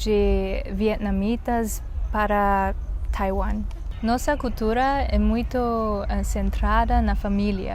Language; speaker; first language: Portuguese; non-native, learner; Chinese